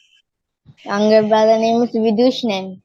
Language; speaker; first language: English; non-native, learner; Tamil